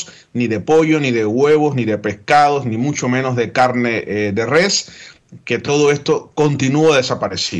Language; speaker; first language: Spanish; native; Spanish